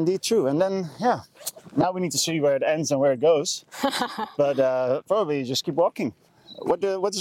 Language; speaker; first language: English; non-native, fluent; Dutch